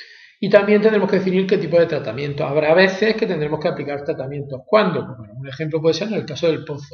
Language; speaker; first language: Spanish; native; Spanish